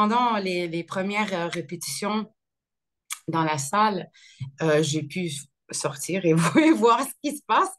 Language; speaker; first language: French; early bilingual, other home language; Arabic